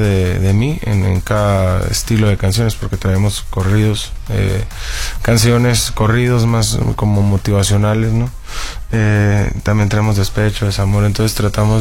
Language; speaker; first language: Spanish; native; Spanish